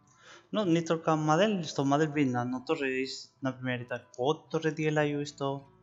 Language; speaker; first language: Russian; non-native, learner; Spanish